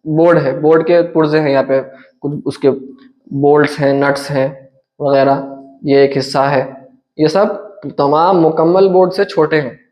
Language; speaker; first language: Urdu; native; Urdu